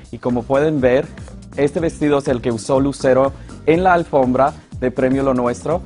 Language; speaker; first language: Spanish; early bilingual, heritage; Spanish